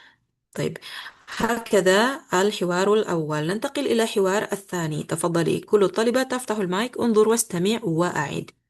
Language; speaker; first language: Arabic; non-native, fluent; Indonesian